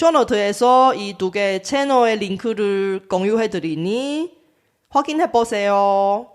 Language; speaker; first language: Korean; non-native, fluent; Chinese